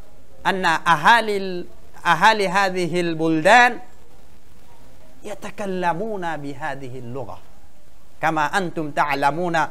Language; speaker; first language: Arabic; non-native, fluent; Bangla